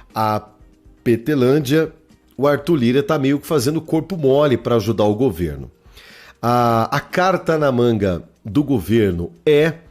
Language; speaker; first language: Portuguese; native; Portuguese